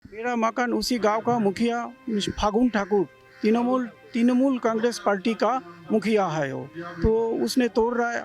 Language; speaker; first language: Hindi; non-native, local second language; Bangla